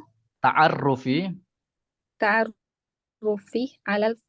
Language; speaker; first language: Arabic; non-native, learner; Indonesian